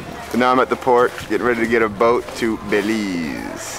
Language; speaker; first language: English; native; English